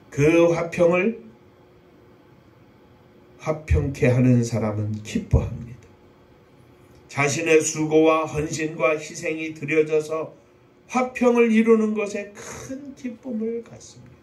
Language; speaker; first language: Korean; native; Korean